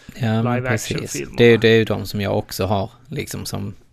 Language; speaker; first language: Swedish; native; Swedish